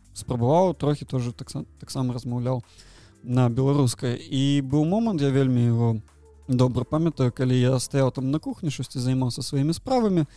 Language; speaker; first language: Belarusian; non-native, local second language; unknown